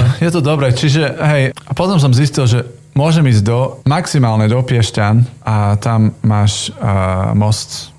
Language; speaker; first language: Slovak; non-native, fluent; English